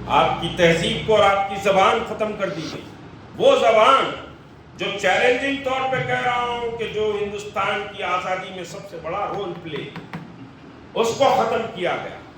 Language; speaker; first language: Urdu; native; Urdu